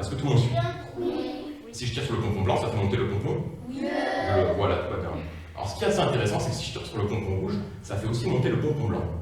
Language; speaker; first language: French; native; French